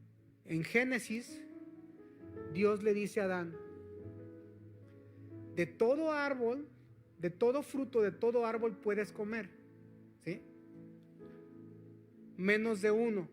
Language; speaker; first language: Spanish; native; Spanish